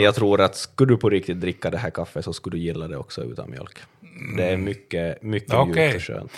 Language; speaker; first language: Swedish; native; Swedish